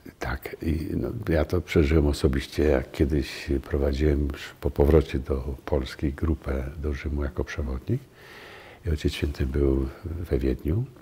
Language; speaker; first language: Polish; native; Polish